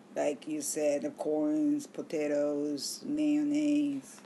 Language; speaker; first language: English; non-native, learner; Japanese